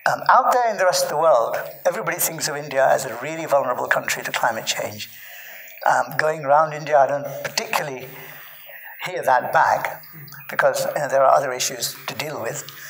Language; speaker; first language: English; non-native, local second language; Marathi